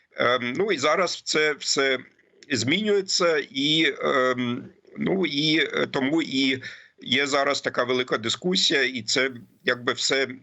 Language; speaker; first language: Ukrainian; non-native, fluent; German